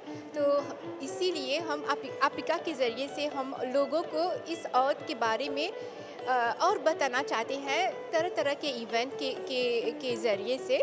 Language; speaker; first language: Hindi; non-native, local second language; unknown